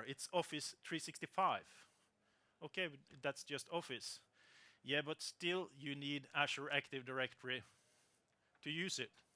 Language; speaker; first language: English; non-native, fluent; Norwegian